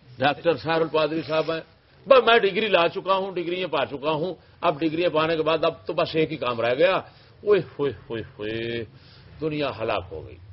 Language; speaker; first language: Urdu; non-native, local second language; Punjabi